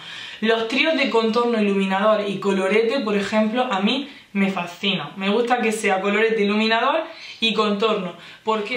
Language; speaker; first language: Spanish; native; Spanish